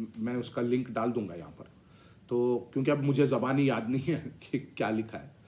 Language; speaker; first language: Hindi; non-native, local second language; Tamil